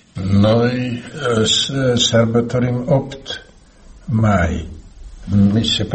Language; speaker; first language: Romanian; non-native, fluent; Slovak